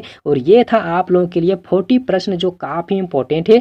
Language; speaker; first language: Hindi; native; Hindi